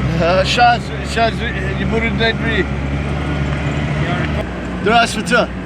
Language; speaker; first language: Russian; non-native, learner; English